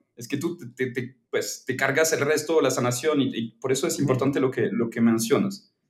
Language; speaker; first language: Spanish; non-native, fluent; French